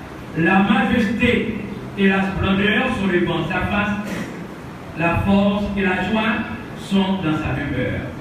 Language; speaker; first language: French; non-native, local second language; Haitian Creole